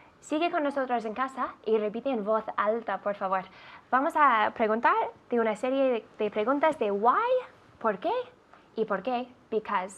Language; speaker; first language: Spanish; non-native, fluent; English